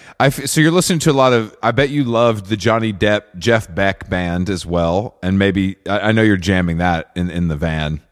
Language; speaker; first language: English; native; English